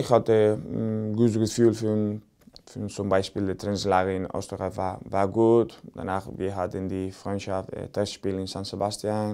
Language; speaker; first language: German; non-native, learner; Spanish